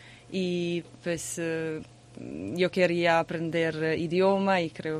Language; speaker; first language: Spanish; non-native, learner; Croatian